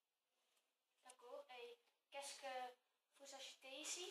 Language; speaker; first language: French; non-native, learner; Dutch